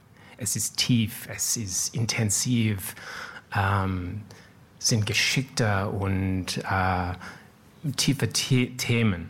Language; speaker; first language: German; non-native, learner; English